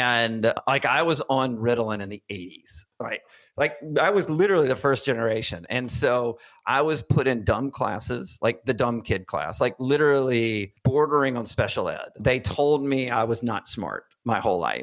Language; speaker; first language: English; native; English